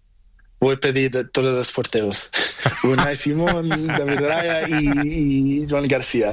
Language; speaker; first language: Spanish; non-native, learner; Portuguese